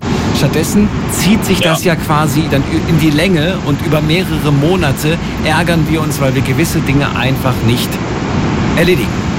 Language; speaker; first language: German; native; German